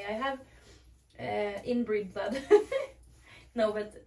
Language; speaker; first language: English; non-native, fluent; Swedish